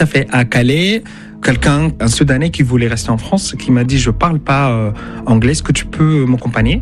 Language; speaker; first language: French; non-native, fluent; Arabic